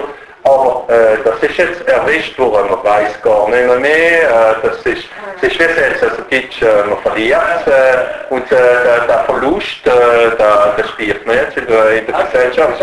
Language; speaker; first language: German; non-native, learner; French